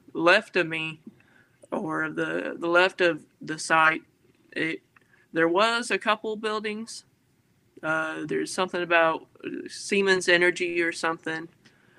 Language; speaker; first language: English; native; English